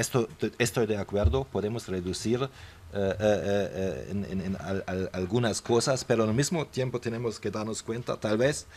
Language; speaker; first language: Spanish; non-native, fluent; German